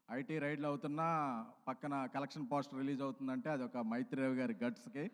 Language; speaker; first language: Telugu; native; Telugu